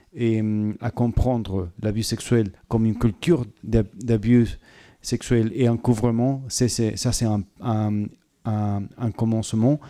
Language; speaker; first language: French; non-native, fluent; Spanish